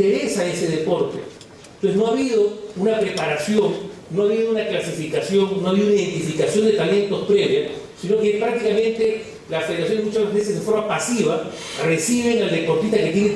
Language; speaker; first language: Spanish; native; Spanish